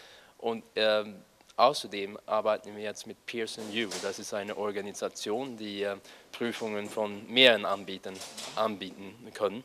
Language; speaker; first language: German; non-native, fluent; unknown